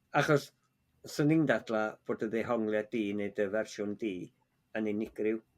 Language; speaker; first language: Welsh; native; Welsh